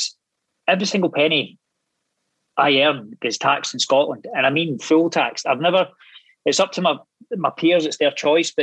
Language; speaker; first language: English; native; English